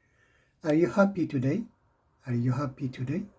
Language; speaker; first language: English; non-native, fluent; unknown